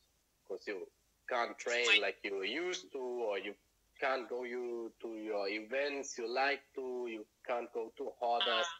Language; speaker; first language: English; non-native, fluent; German